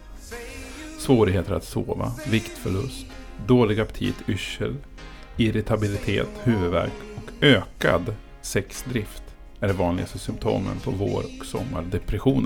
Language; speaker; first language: Swedish; native; Swedish